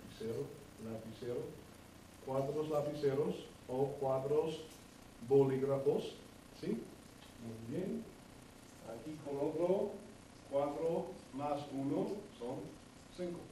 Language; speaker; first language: Spanish; non-native, fluent; English